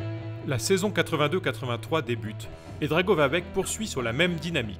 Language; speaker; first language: French; native; French